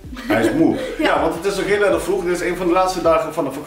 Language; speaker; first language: Dutch; native; Dutch